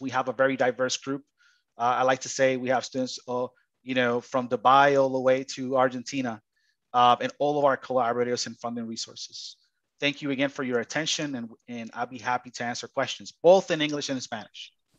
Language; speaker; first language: English; non-native, local second language; Spanish